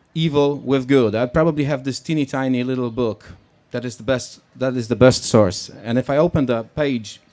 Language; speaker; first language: English; non-native, fluent; Polish